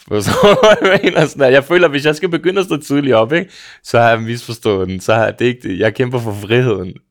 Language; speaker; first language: Danish; early bilingual, other home language; Serbian